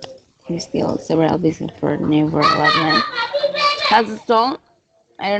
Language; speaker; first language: English; non-native, learner; Spanish